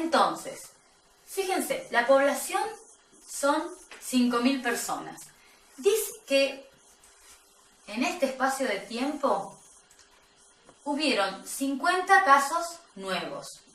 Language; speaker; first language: Spanish; native; Spanish